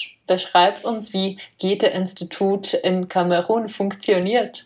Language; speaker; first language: German; non-native, fluent; Czech